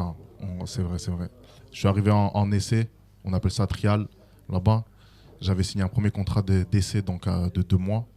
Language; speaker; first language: French; native; French